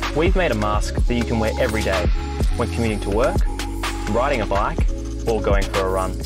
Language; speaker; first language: English; native; English